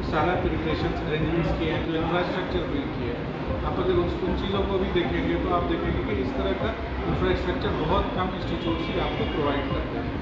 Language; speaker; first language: Hindi; native; Hindi